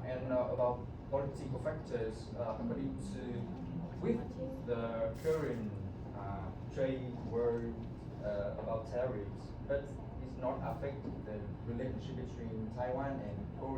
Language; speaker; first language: English; non-native, learner; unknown